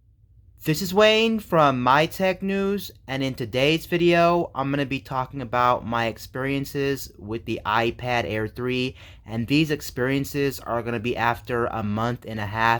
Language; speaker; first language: English; native; English